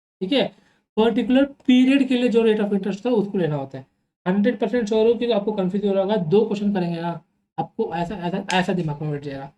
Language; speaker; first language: Hindi; non-native, local second language; Telugu